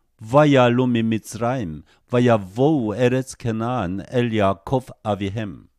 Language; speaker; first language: Hebrew; non-native, fluent; Korean